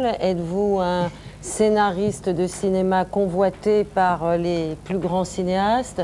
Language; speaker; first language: French; native; French